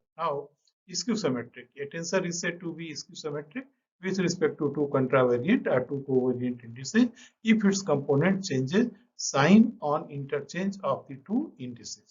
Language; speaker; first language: English; non-native, local second language; Hindi